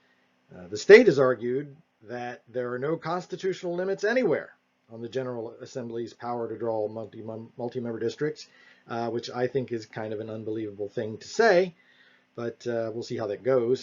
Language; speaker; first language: English; native; English